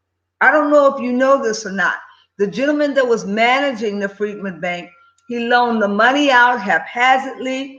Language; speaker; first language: English; native; English